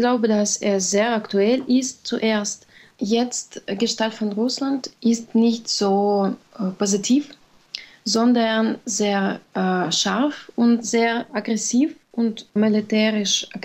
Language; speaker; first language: German; non-native, fluent; Russian